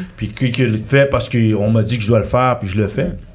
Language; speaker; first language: French; native; French